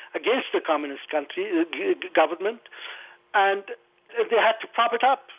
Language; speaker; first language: English; non-native, fluent; Persian